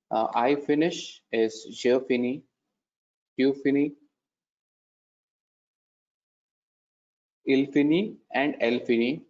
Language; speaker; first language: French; non-native, learner; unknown